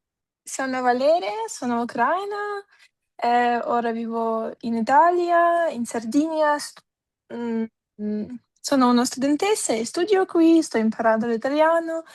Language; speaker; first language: Italian; non-native, learner; Ukrainian